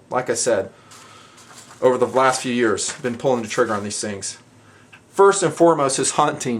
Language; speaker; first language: English; native; English